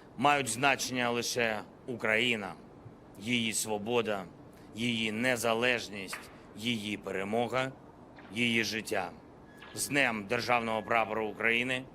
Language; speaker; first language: Ukrainian; non-native, local second language; Russian